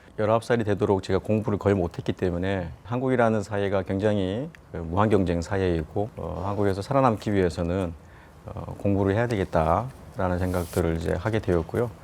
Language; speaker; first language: Korean; native; Korean